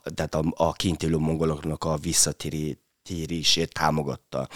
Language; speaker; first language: Hungarian; non-native, fluent; Mongolian